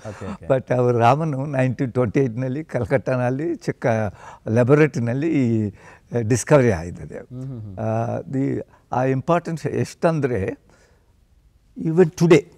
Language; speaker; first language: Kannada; non-native, fluent; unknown